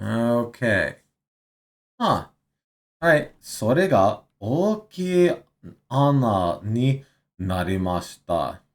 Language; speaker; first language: Japanese; non-native, learner; English